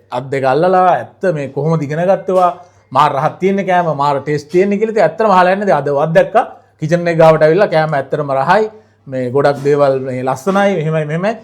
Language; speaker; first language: Sinhala; native; Sinhala